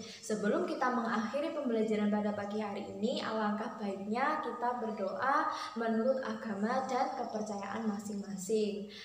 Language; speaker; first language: Indonesian; native; Indonesian